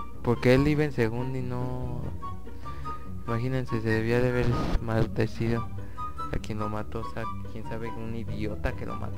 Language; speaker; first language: Spanish; native; Spanish